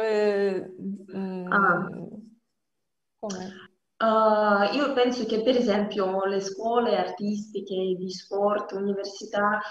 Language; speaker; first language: Italian; non-native, learner; Russian